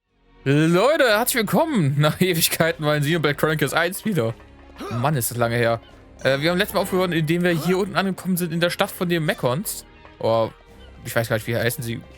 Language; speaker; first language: German; native; German